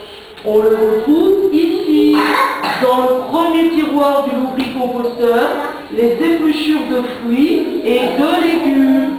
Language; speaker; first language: French; native; French